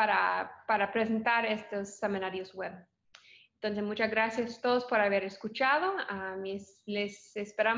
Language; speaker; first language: Spanish; non-native, fluent; English